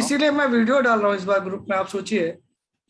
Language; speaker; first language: Hindi; native; Hindi